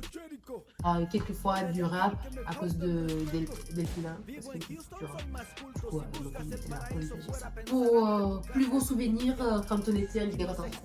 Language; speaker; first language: French; native; French